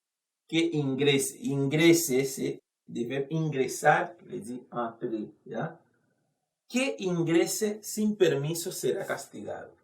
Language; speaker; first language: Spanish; non-native, fluent; Haitian Creole